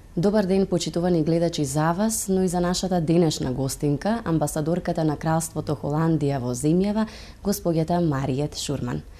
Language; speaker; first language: Macedonian; native; Macedonian